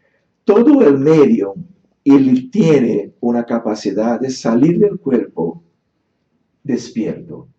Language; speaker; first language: Spanish; non-native, fluent; Portuguese